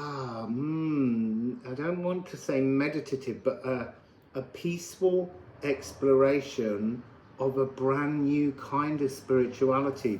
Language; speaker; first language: English; native; English